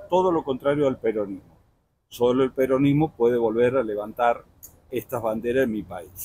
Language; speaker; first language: Spanish; native; Spanish